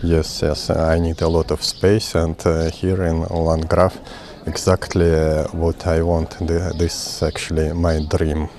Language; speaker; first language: English; non-native, learner; Russian